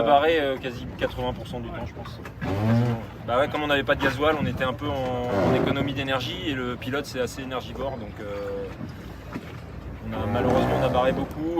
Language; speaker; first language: French; native; French